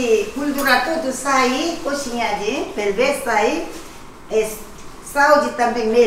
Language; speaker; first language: Portuguese; non-native, local second language; Korean